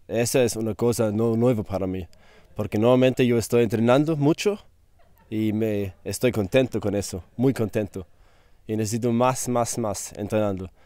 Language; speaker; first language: Spanish; non-native, learner; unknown